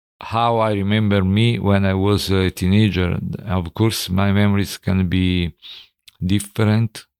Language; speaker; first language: English; non-native, fluent; Italian